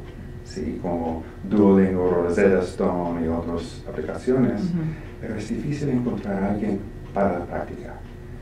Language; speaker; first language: Spanish; non-native, fluent; English